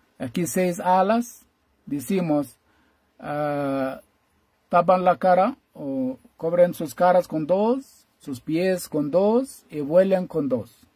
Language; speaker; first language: Spanish; non-native, fluent; Arabic